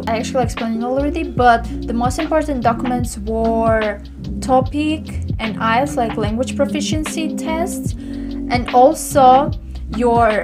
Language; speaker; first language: English; non-native, fluent; Tajik